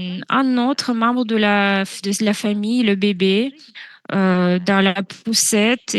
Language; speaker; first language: French; non-native, fluent; Russian